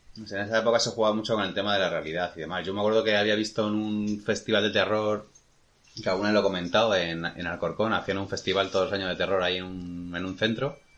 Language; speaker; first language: Spanish; native; Spanish